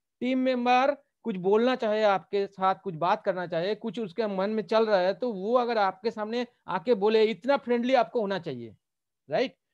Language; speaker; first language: Hindi; non-native, local second language; Bangla